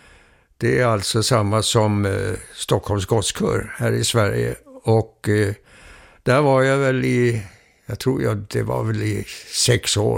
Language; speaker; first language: Swedish; early bilingual, heritage; Swedish